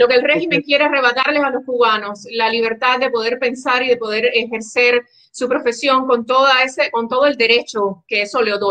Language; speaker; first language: Spanish; native; Spanish